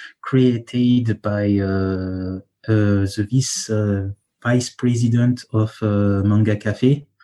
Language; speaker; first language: English; non-native, learner; French